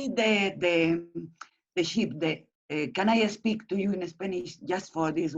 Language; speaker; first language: English; non-native, learner; Spanish